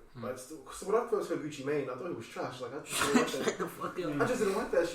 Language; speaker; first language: English; native; English